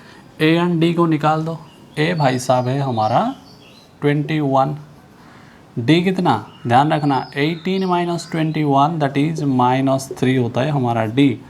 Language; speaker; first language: Hindi; non-native, local second language; Odia